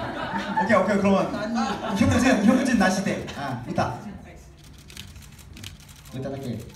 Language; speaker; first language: Japanese; non-native, learner; Korean